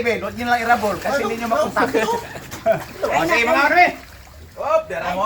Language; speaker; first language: Filipino; non-native, local second language; Cebuano